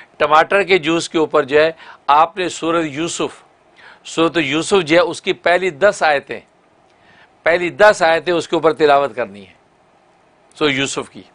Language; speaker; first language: Urdu; native; Urdu